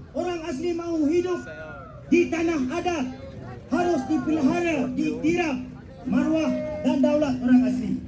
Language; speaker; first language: Malay; non-native, local second language; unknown